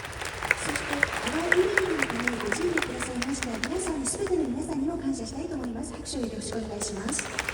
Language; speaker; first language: Japanese; native; Japanese